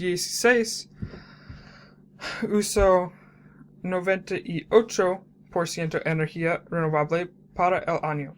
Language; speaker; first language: Spanish; non-native, learner; English